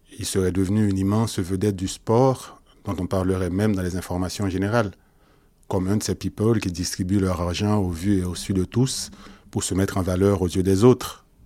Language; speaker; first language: French; non-native, local second language; Haitian Creole